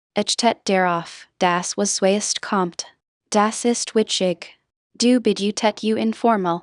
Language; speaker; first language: German; non-native, fluent; English